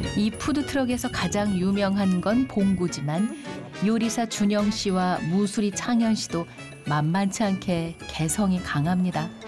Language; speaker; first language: Korean; native; Korean